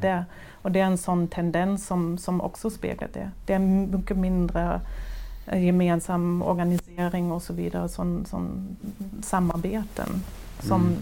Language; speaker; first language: Swedish; non-native, fluent; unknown